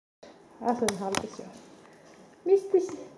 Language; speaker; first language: German; non-native, fluent; Swedish